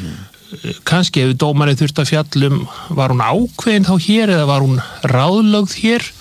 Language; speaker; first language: Icelandic; native; Icelandic